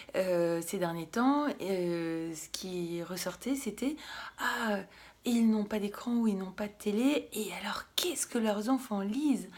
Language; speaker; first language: French; native; French